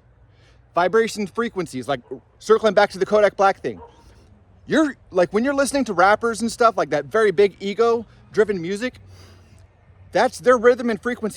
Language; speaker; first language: English; native; English